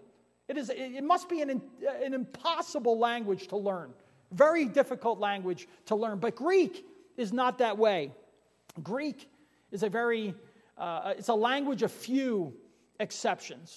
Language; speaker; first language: English; native; English